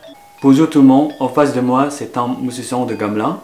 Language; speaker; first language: French; non-native, learner; Indonesian